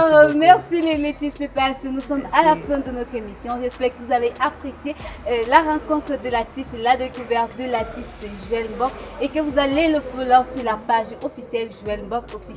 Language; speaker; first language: French; native; French